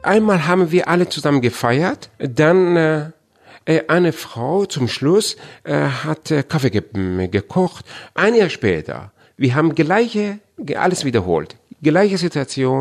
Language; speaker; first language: German; non-native, fluent; Persian